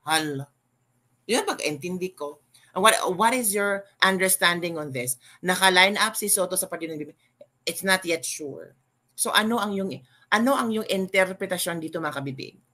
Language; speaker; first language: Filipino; non-native, local second language; Cebuano